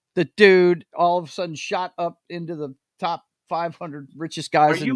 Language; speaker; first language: English; native; English